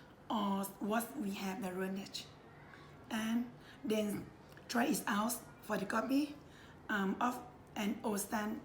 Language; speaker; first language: English; non-native, learner; Thai